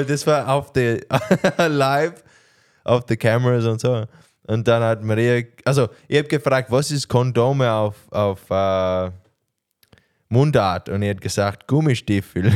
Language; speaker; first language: German; non-native, learner; English